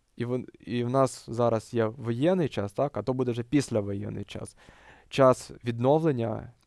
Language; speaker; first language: Ukrainian; native; Ukrainian